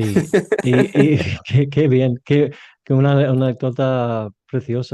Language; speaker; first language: Spanish; non-native, fluent; English